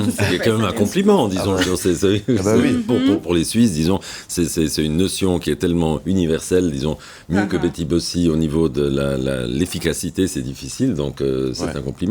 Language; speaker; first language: French; native; French